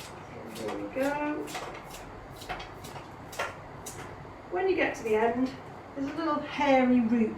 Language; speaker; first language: English; native; English